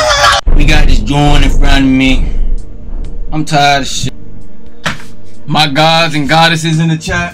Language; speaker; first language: English; native; English